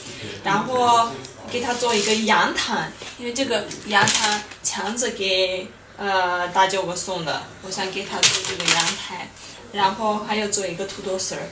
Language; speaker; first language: Chinese; non-native, fluent; Armenian